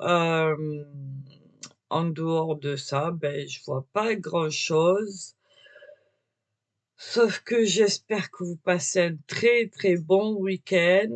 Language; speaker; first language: French; native; French